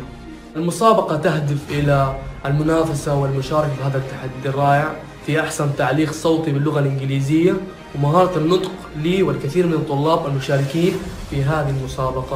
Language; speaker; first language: Arabic; native; Arabic